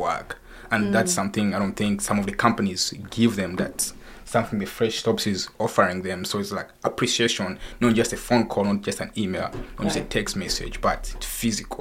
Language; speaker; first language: English; non-native, fluent; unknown